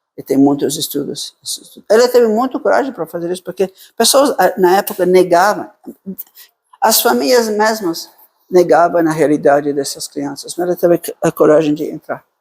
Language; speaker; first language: Portuguese; non-native, fluent; Italian